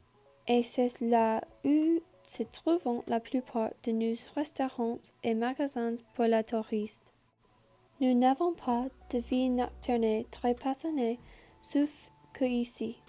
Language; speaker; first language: French; non-native, learner; English